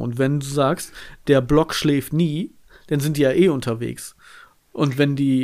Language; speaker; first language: German; native; German